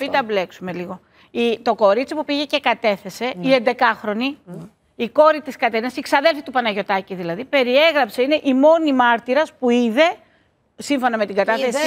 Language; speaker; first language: Greek; native; Greek